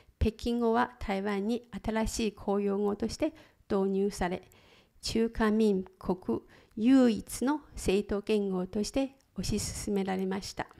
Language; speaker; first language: Japanese; non-native, fluent; Chinese